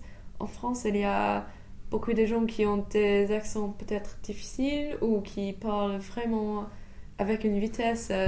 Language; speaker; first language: French; non-native, fluent; English